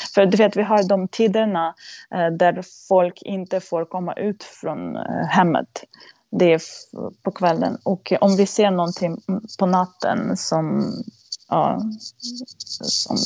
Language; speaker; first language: Swedish; non-native, fluent; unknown